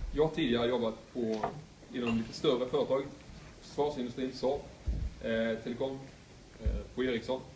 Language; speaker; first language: Swedish; native; Swedish